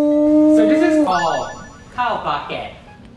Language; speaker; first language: English; non-native, fluent; Thai